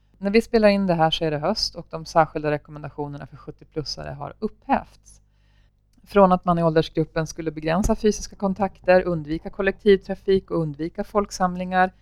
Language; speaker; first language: Swedish; native; Swedish